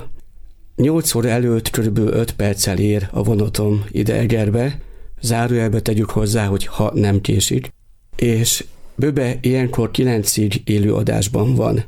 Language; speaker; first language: Hungarian; native; Hungarian